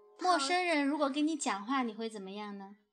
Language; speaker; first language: Chinese; native; Chinese